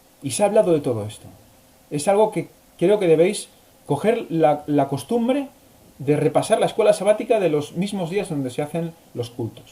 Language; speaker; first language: Spanish; native; Spanish